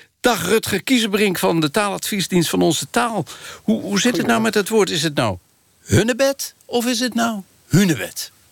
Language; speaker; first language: Dutch; native; Dutch